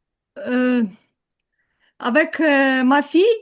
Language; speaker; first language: French; non-native, learner; Ukrainian